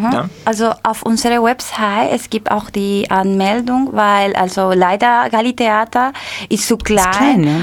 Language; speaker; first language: German; non-native, learner; Spanish